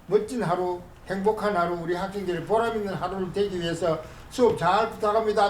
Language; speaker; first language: Korean; native; Korean